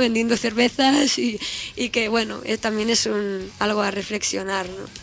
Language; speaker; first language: Spanish; non-native, local second language; Catalan